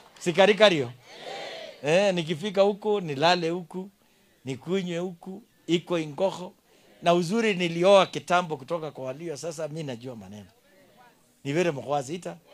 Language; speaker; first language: Swahili; non-native, local second language; Kalenjin